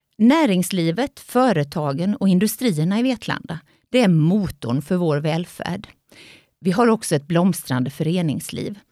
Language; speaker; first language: Swedish; native; Swedish